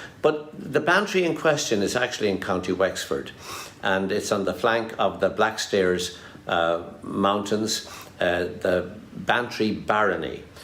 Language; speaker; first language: English; native; English